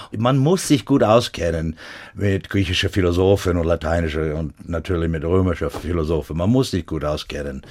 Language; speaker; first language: German; non-native, fluent; English